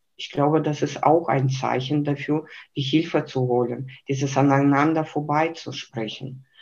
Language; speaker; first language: German; non-native, fluent; Lithuanian